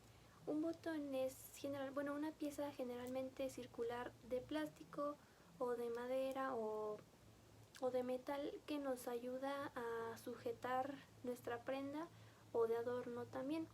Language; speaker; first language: Spanish; native; Spanish